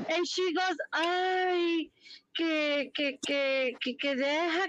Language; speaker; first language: Spanish; early bilingual, heritage; Spanish